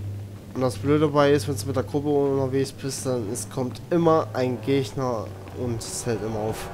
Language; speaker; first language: German; native; German